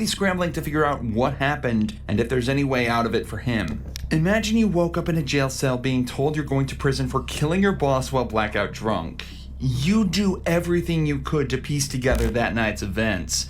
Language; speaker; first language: English; native; English